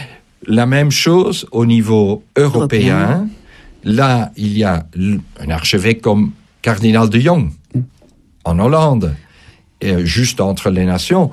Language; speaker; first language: French; non-native, fluent; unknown